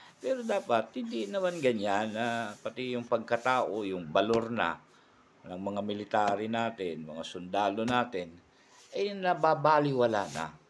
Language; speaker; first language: Filipino; non-native, local second language; Cebuano